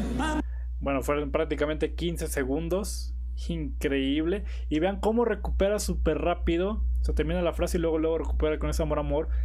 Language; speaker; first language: Spanish; native; Spanish